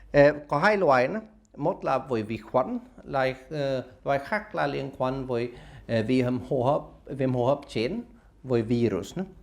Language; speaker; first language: Vietnamese; non-native, learner; Swedish